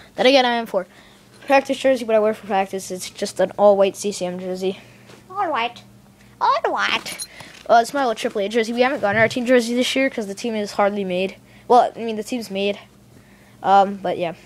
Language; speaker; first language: English; native; English